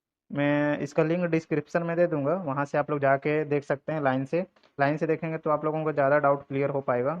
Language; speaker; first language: Hindi; native; Hindi